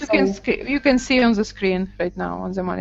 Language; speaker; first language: English; non-native, learner; Russian